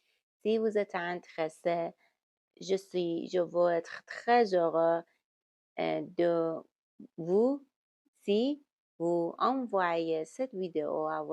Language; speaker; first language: French; non-native, learner; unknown